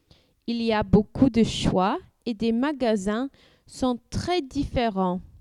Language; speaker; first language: French; non-native, learner; English